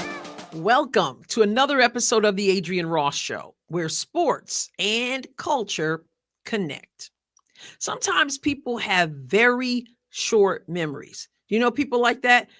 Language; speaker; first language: English; native; English